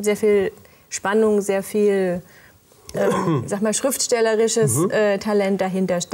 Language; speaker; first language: German; native; German